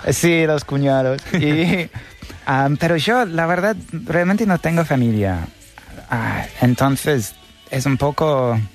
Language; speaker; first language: Spanish; non-native, fluent; English